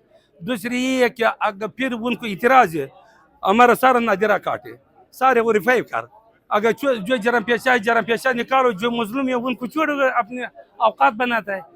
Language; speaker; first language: Hindi; non-native, learner; Pashto